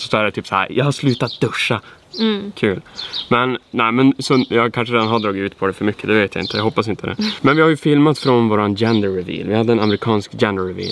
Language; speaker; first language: Swedish; native; Swedish